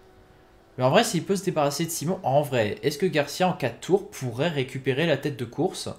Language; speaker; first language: French; native; French